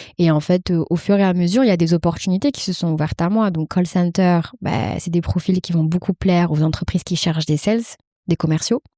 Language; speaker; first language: French; early bilingual, other home language; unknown